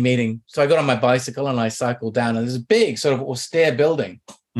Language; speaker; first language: English; native; English